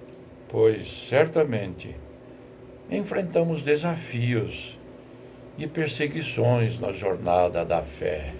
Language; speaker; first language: Portuguese; native; Portuguese